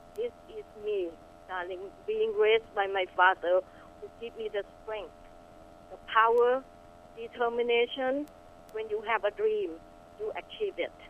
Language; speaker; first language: English; non-native, fluent; Thai